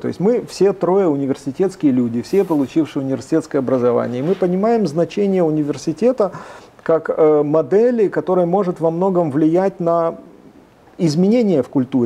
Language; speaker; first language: Russian; native; Russian